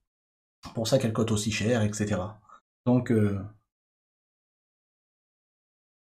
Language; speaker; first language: French; native; French